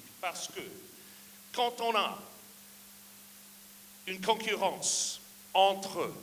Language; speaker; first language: French; non-native, fluent; English